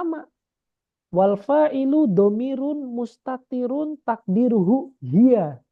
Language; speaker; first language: Arabic; non-native, fluent; Indonesian